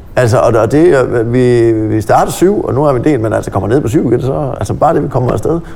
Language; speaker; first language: Danish; native; Danish